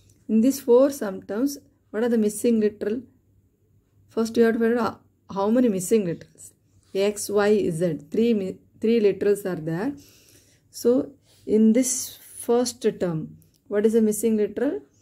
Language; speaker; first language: English; non-native, local second language; Tamil